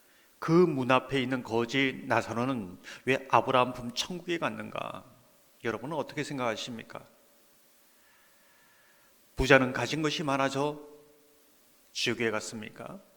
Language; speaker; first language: Korean; native; Korean